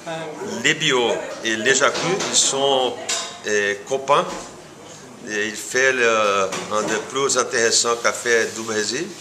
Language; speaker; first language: French; non-native, fluent; Portuguese